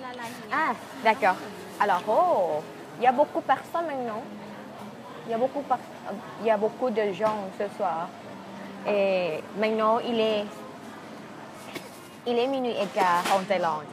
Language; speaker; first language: French; non-native, fluent; Thai